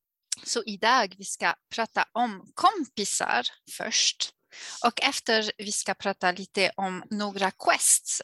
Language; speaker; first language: Swedish; non-native, fluent; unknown